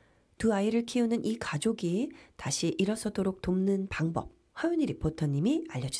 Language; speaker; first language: Korean; native; Korean